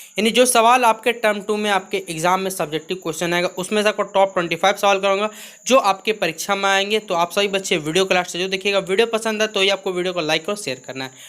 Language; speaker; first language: Hindi; native; Hindi